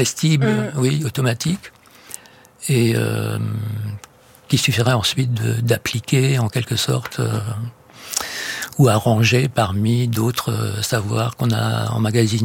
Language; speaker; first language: French; native; French